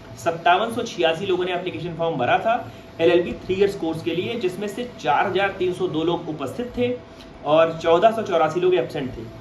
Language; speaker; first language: Hindi; native; Hindi